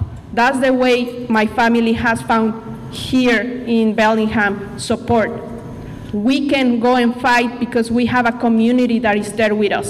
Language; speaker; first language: English; non-native, fluent; Spanish